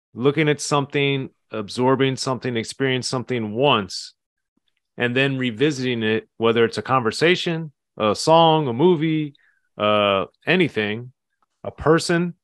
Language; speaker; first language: English; native; English